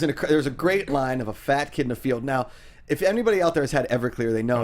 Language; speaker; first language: English; native; English